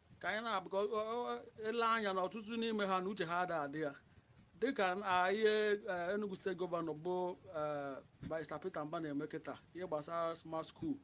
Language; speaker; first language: Igbo; native; Igbo